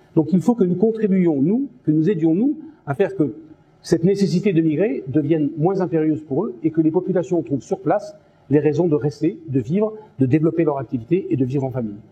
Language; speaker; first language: French; native; French